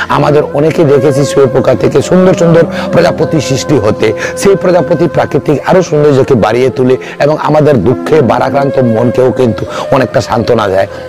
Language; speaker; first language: Bangla; non-native, local second language; Kok Borok